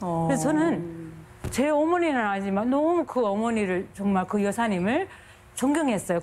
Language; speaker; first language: Korean; non-native, fluent; Chinese